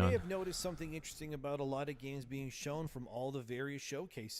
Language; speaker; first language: English; native; English